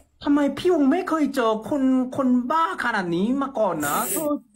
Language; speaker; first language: Thai; non-native, fluent; Korean